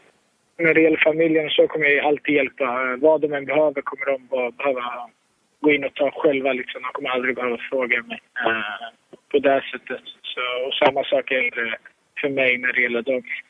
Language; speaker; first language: Swedish; early bilingual, other home language; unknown